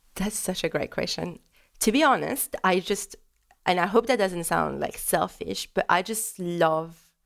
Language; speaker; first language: English; non-native, fluent; French